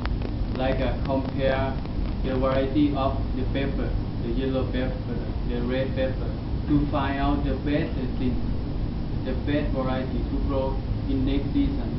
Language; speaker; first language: English; non-native, learner; Thai